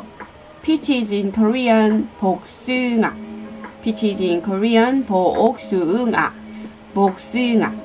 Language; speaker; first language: English; non-native, learner; Korean